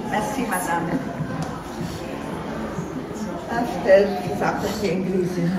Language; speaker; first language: French; non-native, local second language; Arabic